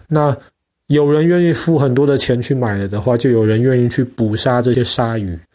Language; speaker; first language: Chinese; native; Chinese